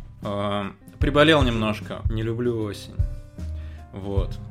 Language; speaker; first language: Russian; native; Russian